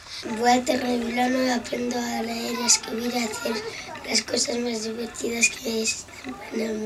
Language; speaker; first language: Spanish; early bilingual, other home language; Romanian